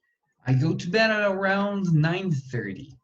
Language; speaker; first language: English; non-native, fluent; Portuguese